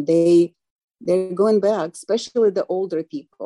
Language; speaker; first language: English; non-native, fluent; Ukrainian